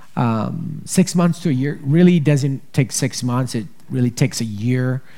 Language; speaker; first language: English; early bilingual, other home language; Spanish